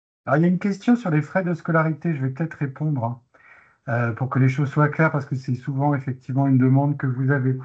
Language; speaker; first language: French; native; French